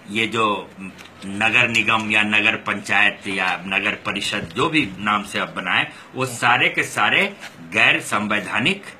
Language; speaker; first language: Hindi; non-native, local second language; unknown